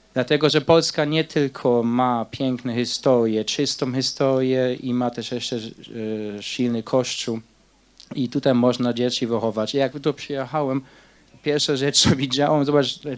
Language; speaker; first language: Polish; non-native, fluent; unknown